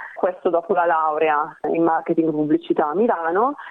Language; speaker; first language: Italian; native; Italian